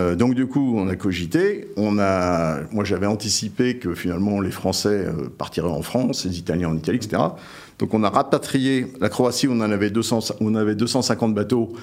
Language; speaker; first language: French; native; French